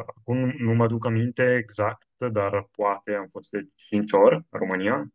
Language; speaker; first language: Romanian; non-native, fluent; Italian